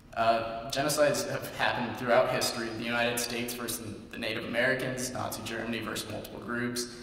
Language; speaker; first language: English; native; English